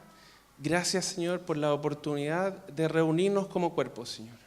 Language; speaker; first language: Spanish; native; Spanish